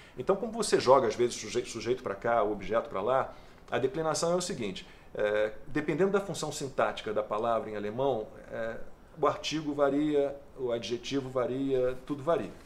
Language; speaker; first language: Portuguese; native; Portuguese